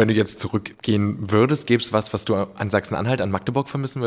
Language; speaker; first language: German; native; German